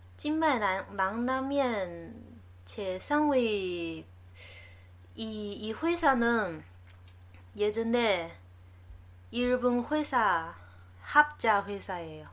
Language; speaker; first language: Korean; non-native, learner; Chinese